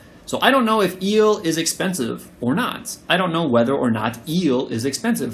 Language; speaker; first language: English; native; English